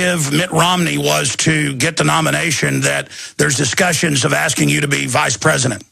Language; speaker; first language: English; native; English